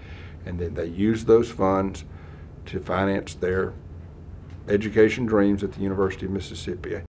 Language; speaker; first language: English; native; English